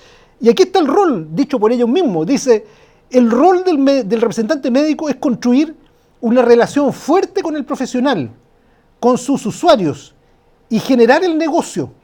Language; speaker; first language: Spanish; native; Spanish